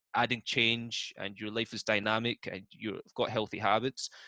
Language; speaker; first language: English; native; English